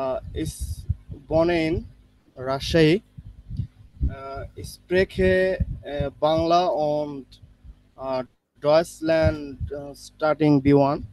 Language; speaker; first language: German; non-native, learner; Bangla